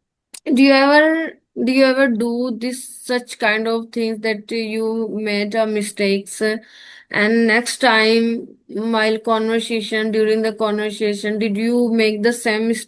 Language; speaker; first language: English; non-native, learner; Hindi